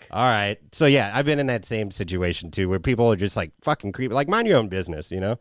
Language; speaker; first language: English; native; English